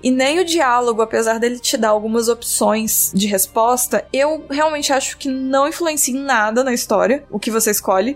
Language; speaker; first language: Portuguese; native; Portuguese